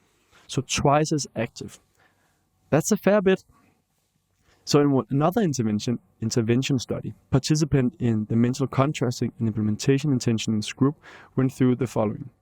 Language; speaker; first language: English; non-native, fluent; Danish